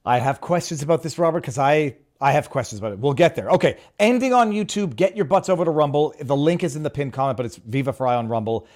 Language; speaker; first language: English; native; English